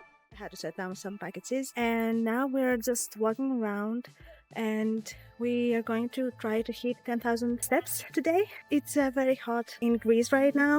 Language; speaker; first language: English; non-native, fluent; Greek